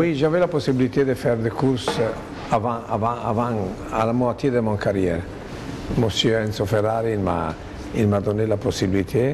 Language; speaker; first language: French; non-native, fluent; Italian